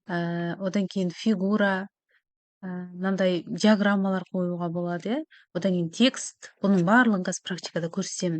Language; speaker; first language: Kazakh; native; Kazakh